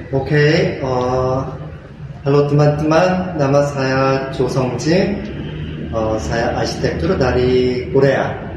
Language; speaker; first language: Indonesian; non-native, learner; Korean